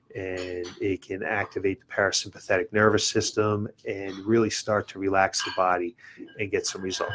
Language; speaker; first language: English; native; English